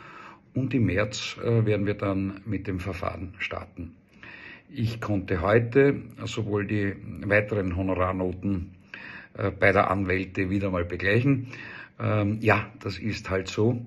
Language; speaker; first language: German; native; German